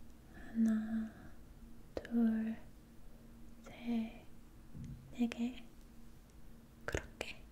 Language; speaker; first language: Korean; non-native, learner; English